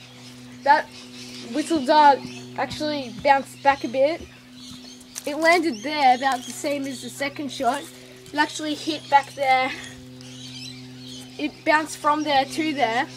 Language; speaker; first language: English; native; English